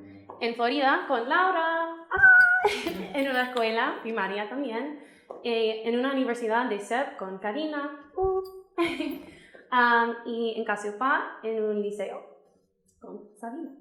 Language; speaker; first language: Spanish; non-native, fluent; English